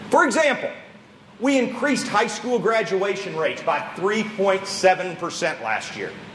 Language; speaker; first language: English; native; English